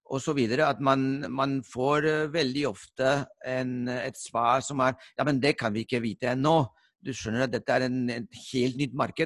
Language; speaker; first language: Norwegian; non-native, fluent; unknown